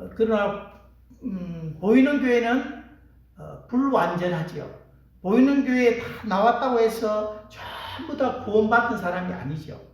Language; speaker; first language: Korean; native; Korean